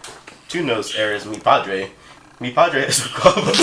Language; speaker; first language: Spanish; non-native, learner; English